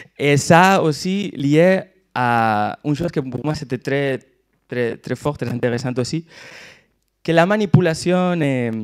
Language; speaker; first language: French; non-native, fluent; Catalan